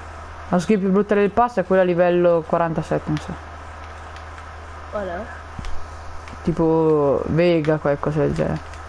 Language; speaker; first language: Italian; native; Italian